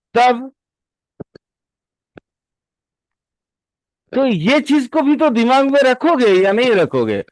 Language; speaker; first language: Hindi; native; Hindi